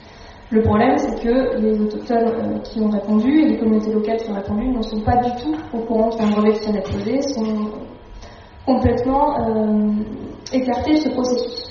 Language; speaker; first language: French; native; French